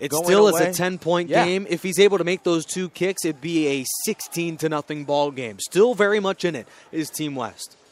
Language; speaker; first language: English; native; English